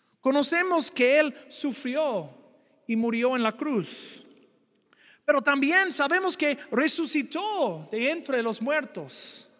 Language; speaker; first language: Spanish; non-native, fluent; English